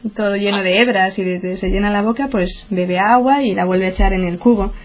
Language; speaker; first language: Spanish; native; Spanish